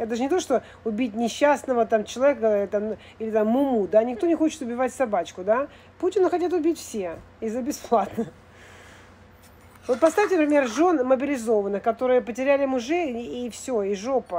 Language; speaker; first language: Russian; native; Russian